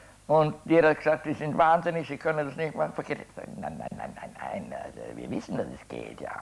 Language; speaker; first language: German; native; German